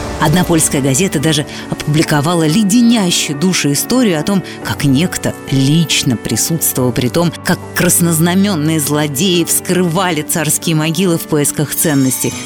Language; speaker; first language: Russian; native; Russian